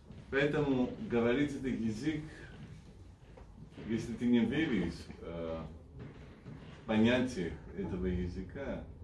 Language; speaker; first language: Russian; non-native, fluent; Greek